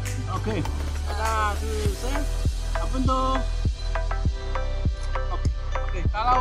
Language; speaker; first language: Korean; non-native, learner; Chinese